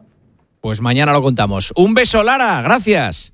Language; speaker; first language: Spanish; native; Spanish